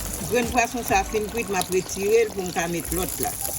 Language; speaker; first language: French; non-native, learner; Haitian Creole